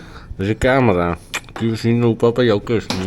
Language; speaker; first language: Dutch; native; Dutch